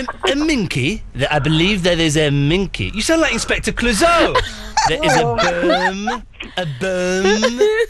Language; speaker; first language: English; native; English